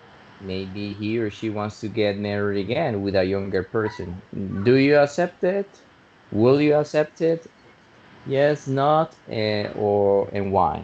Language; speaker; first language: English; non-native, fluent; Spanish